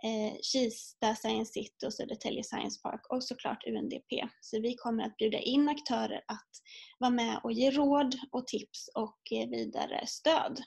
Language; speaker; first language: Swedish; native; Swedish